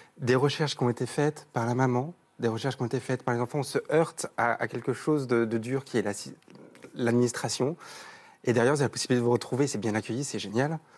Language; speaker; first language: French; native; French